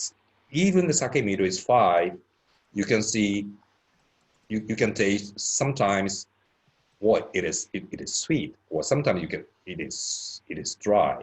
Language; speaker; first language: English; non-native, fluent; Japanese